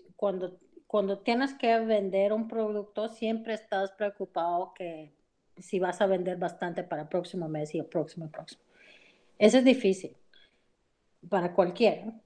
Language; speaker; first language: Spanish; early bilingual, heritage; Spanish